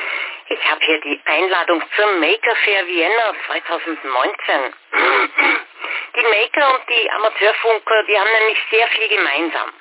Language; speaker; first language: German; native; German